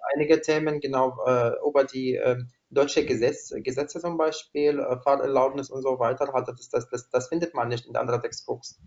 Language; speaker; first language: German; non-native, fluent; Arabic